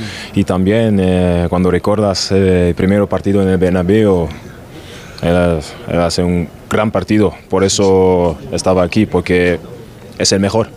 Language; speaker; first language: Spanish; non-native, learner; German